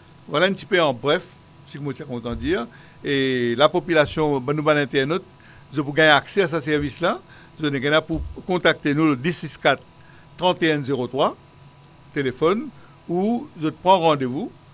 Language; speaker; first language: French; non-native, local second language; Morisyen